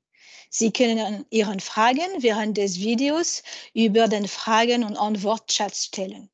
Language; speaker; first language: German; non-native, fluent; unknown